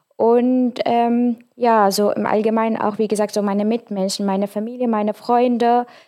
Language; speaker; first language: German; non-native, fluent; Arabic